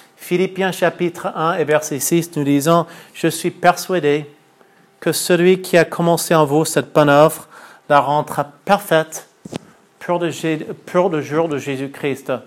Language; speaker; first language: French; non-native, fluent; English